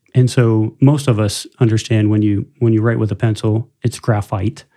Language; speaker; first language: English; native; English